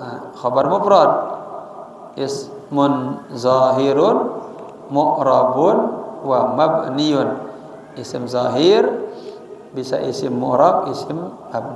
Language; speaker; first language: Arabic; non-native, fluent; Indonesian